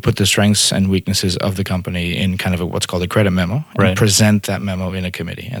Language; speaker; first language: English; native; English